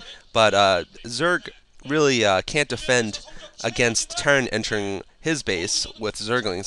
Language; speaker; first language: English; native; English